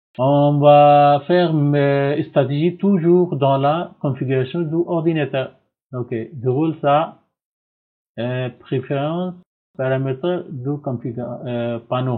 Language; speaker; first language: French; non-native, learner; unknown